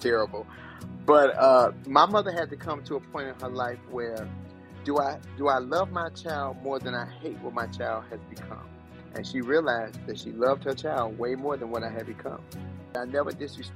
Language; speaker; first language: English; native; English